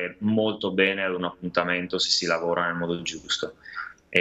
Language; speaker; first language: Italian; native; Italian